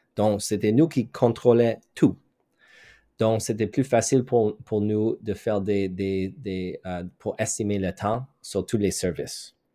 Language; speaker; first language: French; non-native, local second language; English